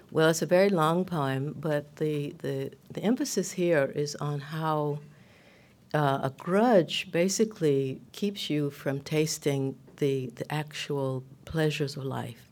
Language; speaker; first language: English; native; English